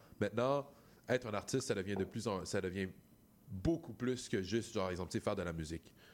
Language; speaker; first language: French; native; French